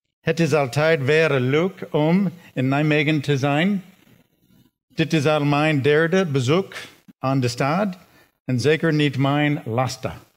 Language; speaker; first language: Dutch; non-native, learner; English